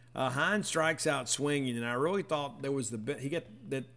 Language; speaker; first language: English; native; English